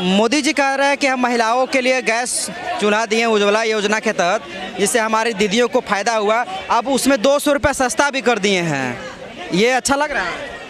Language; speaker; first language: Hindi; native; Hindi